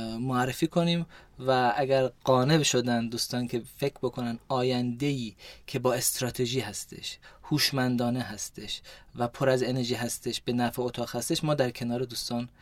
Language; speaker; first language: Persian; early bilingual, heritage; Persian